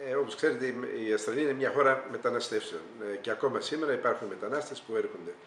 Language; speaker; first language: Greek; early bilingual, heritage; Greek